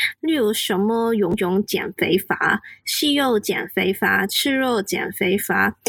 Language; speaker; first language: Chinese; non-native, local second language; Cantonese